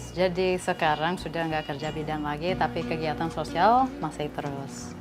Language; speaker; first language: Indonesian; non-native, fluent; English